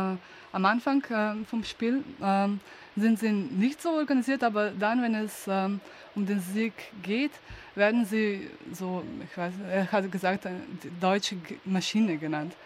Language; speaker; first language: German; non-native, learner; Slovenian